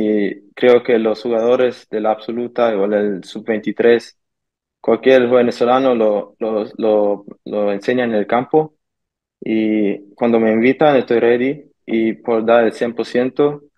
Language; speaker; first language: Spanish; early bilingual, heritage; German